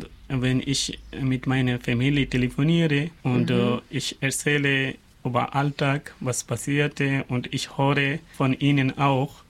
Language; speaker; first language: German; non-native, learner; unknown